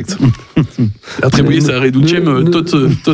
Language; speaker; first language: Romanian; non-native, learner; French